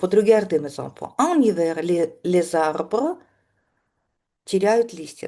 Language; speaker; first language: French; non-native, fluent; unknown